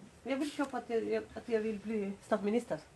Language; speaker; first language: Swedish; non-native, fluent; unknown